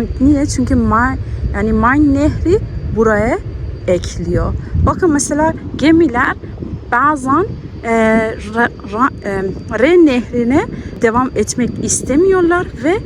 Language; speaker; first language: Turkish; non-native, fluent; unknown